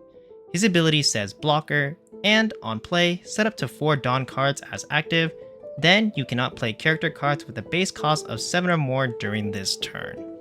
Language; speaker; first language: English; native; English